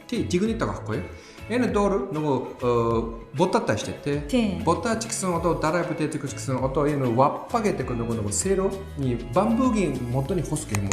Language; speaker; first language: Mongolian; non-native, fluent; Japanese